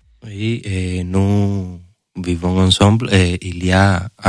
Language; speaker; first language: French; non-native, learner; Spanish